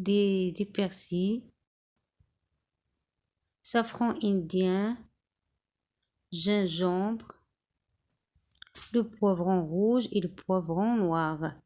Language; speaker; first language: French; non-native, local second language; Arabic